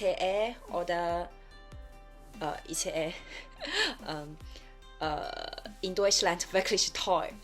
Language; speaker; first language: German; non-native, learner; Chinese